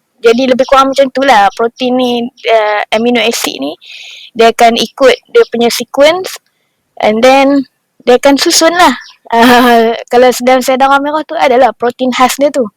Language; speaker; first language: Malay; native; Malay